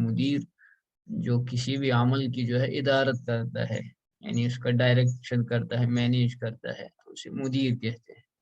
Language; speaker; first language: Urdu; non-native, local second language; Kashmiri